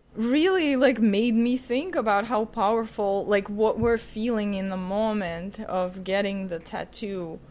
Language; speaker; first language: English; non-native, fluent; Ukrainian